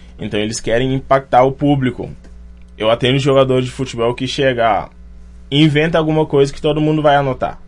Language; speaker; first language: Portuguese; non-native, fluent; Wolof